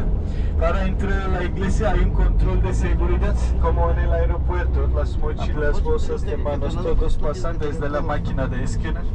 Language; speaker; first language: Spanish; non-native, fluent; Turkish